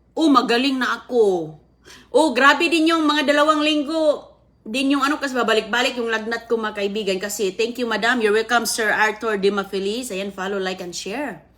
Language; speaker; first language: Filipino; non-native, local second language; Cebuano